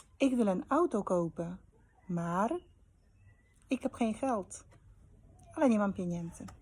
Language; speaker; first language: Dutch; non-native, fluent; Polish